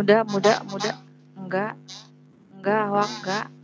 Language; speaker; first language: Indonesian; non-native, learner; Vietnamese